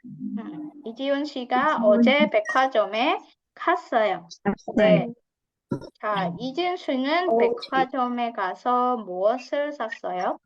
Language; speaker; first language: Korean; non-native, fluent; Indonesian